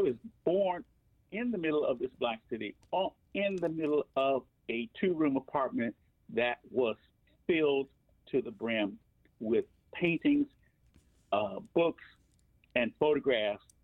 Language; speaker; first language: English; native; English